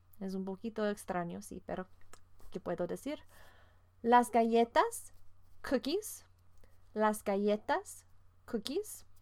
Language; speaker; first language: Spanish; non-native, fluent; English